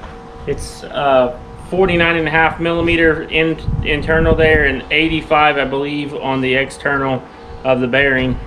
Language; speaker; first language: English; native; English